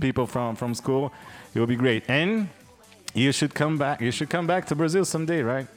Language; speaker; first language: English; non-native, fluent; Portuguese